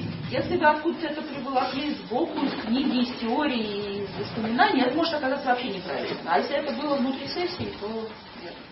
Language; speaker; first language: Russian; native; Russian